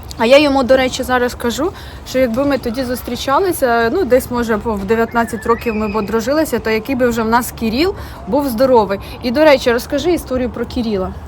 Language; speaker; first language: Ukrainian; non-native, local second language; Russian